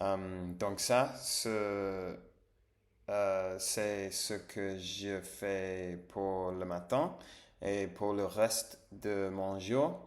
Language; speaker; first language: French; non-native, learner; English